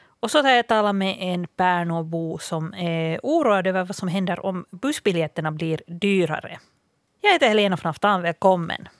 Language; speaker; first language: Swedish; native; Swedish